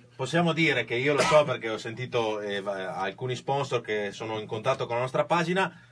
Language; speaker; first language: Italian; native; Italian